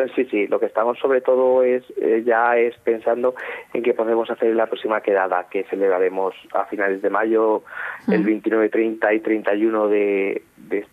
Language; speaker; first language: Spanish; native; Spanish